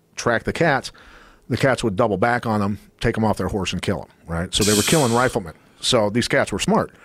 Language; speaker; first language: English; native; English